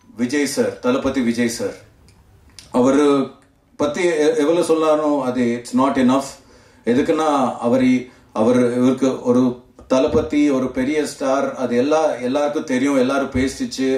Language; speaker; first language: Tamil; non-native, learner; Telugu